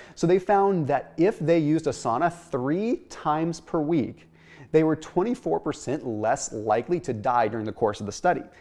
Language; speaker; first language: English; native; English